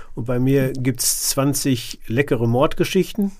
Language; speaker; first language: German; native; German